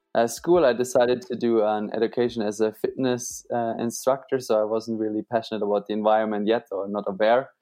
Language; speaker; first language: English; non-native, fluent; German